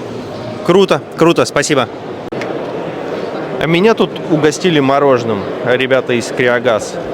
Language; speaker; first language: Russian; native; Russian